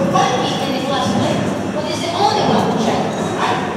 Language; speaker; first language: English; non-native, fluent; Spanish